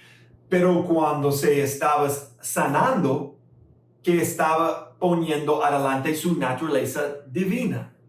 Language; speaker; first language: Spanish; non-native, fluent; English